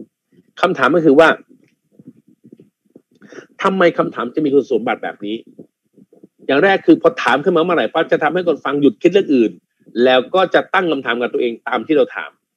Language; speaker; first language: Thai; native; Thai